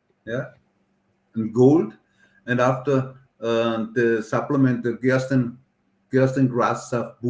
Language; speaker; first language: English; non-native, learner; German